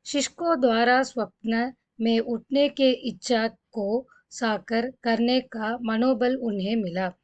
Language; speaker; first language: Hindi; non-native, local second language; Tamil